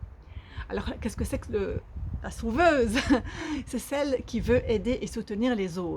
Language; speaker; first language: French; native; French